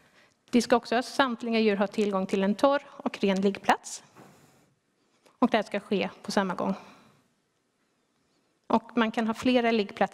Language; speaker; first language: Swedish; native; Swedish